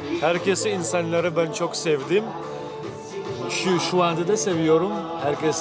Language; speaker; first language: Turkish; non-native, learner; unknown